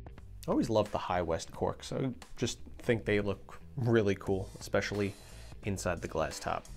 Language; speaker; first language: English; native; English